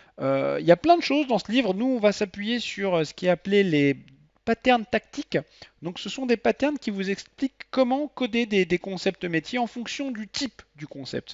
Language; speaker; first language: French; native; French